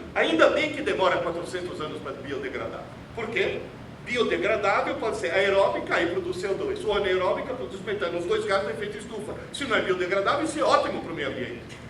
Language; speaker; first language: Portuguese; early bilingual, other home language; Italian